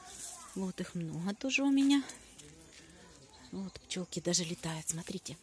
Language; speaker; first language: Russian; native; Russian